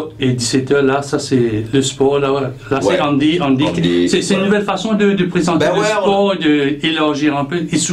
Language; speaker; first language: French; non-native, local second language; Morisyen